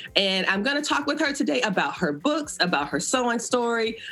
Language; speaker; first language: English; native; English